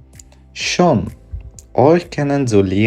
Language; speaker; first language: German; non-native, fluent; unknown